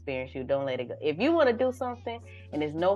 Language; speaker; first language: English; native; English